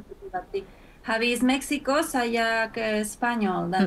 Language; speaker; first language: Indonesian; non-native, fluent; Spanish